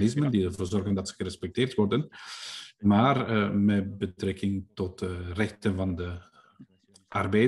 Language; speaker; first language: Dutch; non-native, fluent; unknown